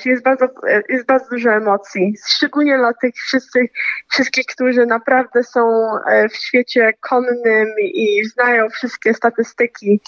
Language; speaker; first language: Polish; early bilingual, heritage; Polish